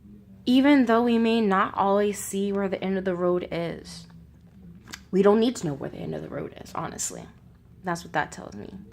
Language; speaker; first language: English; native; English